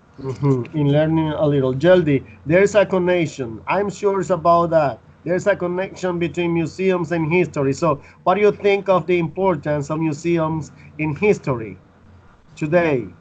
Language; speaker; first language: English; non-native, fluent; Spanish